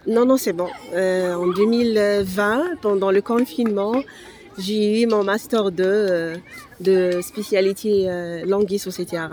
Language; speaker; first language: French; non-native, local second language; Arabic